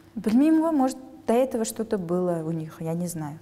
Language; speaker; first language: Russian; non-native, local second language; Kazakh